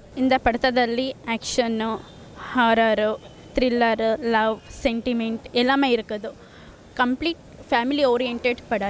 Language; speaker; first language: Tamil; non-native, learner; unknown